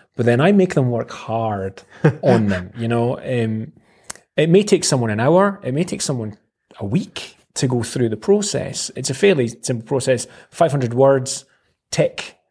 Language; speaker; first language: English; native; English